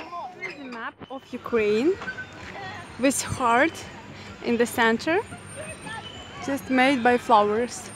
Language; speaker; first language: English; non-native, fluent; Ukrainian